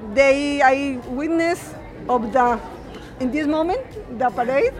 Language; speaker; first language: English; non-native, learner; Spanish